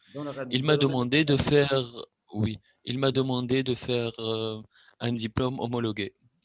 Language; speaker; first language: French; non-native, local second language; Arabic